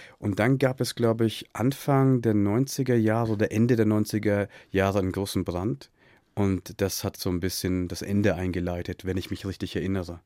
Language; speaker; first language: German; early bilingual, other home language; Tamil